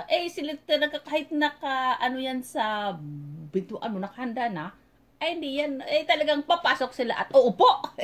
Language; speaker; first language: Filipino; non-native, local second language; Cebuano